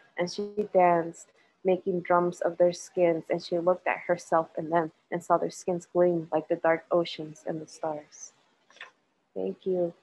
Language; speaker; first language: English; early bilingual, other home language; Spanish